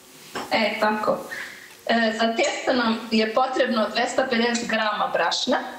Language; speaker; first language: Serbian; early bilingual, heritage; Serbian